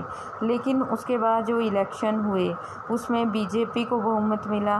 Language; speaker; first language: Hindi; native; Hindi